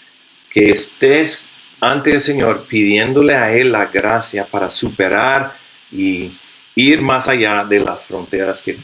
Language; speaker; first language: Spanish; non-native, fluent; English